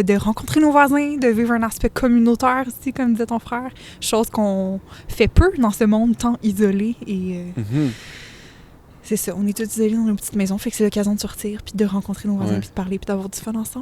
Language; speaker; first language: French; native; French